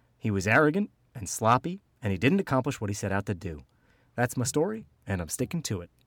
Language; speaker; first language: English; native; English